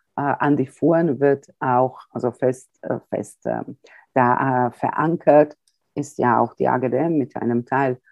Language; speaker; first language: German; early bilingual, heritage; Croatian